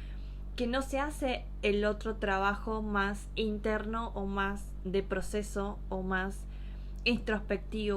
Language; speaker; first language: Spanish; native; Spanish